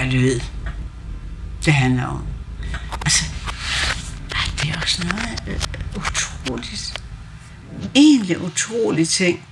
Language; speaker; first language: Danish; non-native, local second language; Kalaallisut